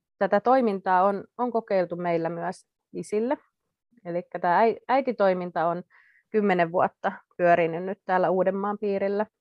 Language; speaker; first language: Finnish; native; Finnish